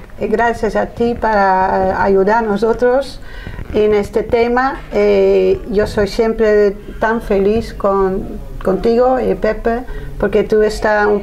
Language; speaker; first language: Spanish; non-native, learner; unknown